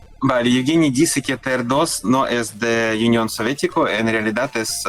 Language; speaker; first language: Spanish; non-native, learner; Russian